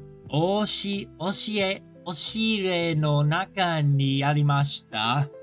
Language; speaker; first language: Japanese; non-native, learner; English